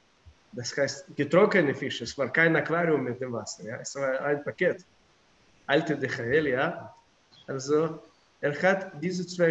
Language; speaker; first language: German; non-native, fluent; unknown